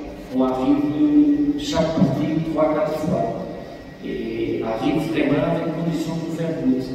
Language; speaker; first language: French; non-native, fluent; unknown